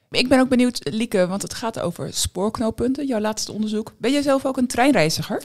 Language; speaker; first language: Dutch; native; Dutch